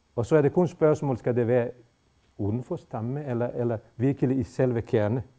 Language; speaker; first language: Danish; non-native, fluent; Bosnian